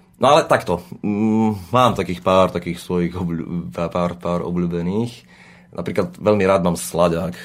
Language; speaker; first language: Slovak; native; Slovak